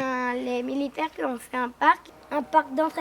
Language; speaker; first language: French; early bilingual, heritage; French